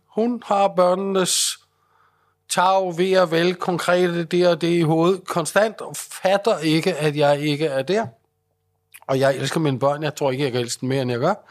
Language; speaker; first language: Danish; native; Danish